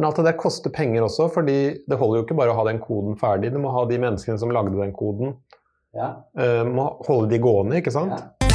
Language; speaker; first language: Norwegian; native; Norwegian